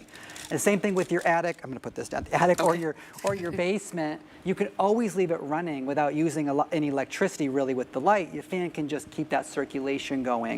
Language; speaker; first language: English; native; English